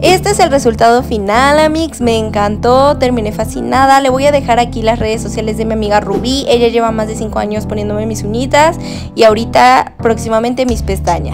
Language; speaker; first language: Spanish; native; Spanish